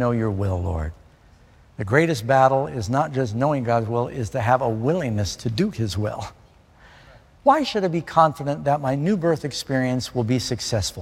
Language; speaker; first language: English; native; English